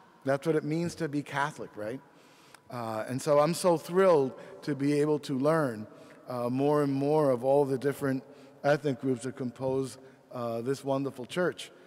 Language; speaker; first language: English; early bilingual, other home language; Spanish